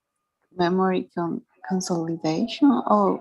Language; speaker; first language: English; non-native, learner; Spanish